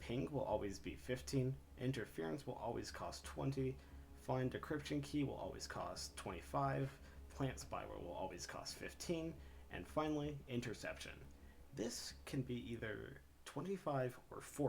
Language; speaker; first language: English; native; English